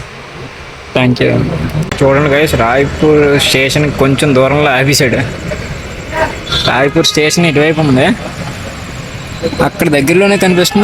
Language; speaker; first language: Telugu; native; Telugu